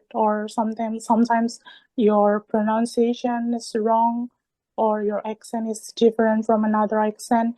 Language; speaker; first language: English; non-native, learner; Indonesian